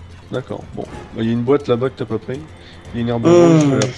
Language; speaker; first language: French; native; French